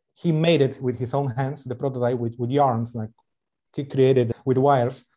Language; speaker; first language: English; non-native, fluent; Spanish